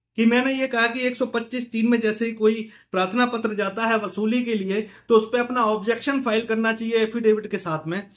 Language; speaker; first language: Hindi; native; Hindi